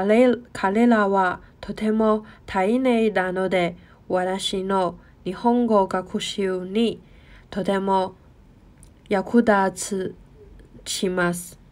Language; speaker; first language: Japanese; non-native, learner; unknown